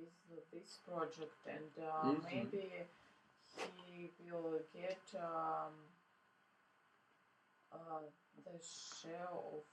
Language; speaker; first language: English; non-native, learner; Russian